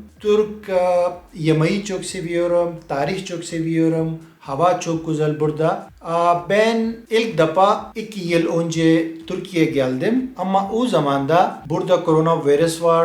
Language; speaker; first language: Turkish; non-native, learner; Pashto